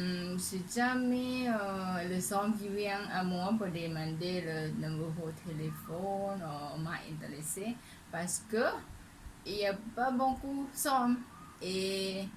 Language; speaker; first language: French; non-native, learner; Thai